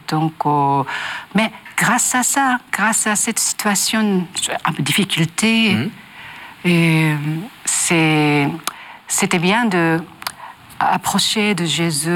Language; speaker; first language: French; non-native, learner; Japanese